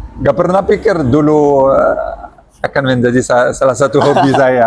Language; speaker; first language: Indonesian; non-native, learner; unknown